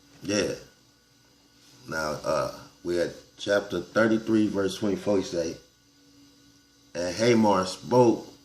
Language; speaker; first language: English; native; English